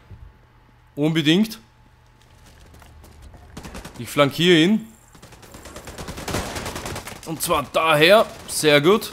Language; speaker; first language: German; native; German